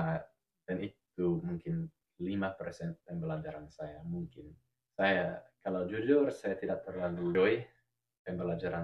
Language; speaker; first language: Indonesian; non-native, fluent; English